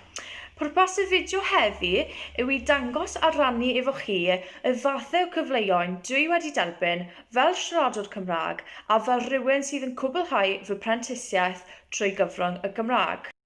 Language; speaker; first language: Welsh; non-native, local second language; English